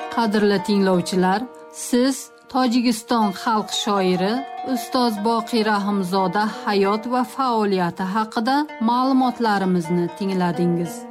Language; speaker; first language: Uzbek; native; Uzbek